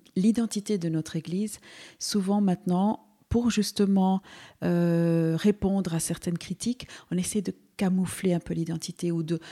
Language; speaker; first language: French; native; French